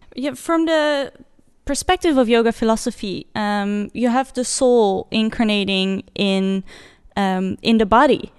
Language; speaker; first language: English; non-native, fluent; Dutch